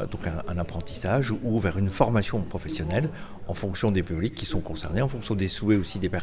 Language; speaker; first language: French; native; French